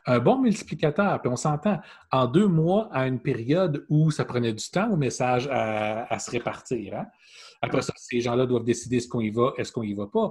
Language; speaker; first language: French; native; French